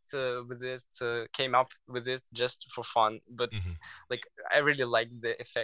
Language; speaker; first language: English; non-native, learner; Russian